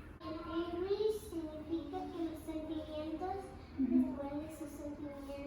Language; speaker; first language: Spanish; early bilingual, heritage; Spanish